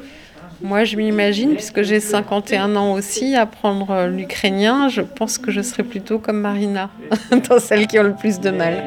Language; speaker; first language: French; native; French